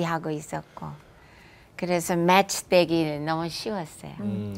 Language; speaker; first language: Korean; non-native, fluent; English